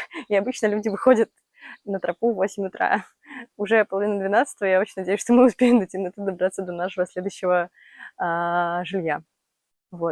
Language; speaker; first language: Russian; native; Russian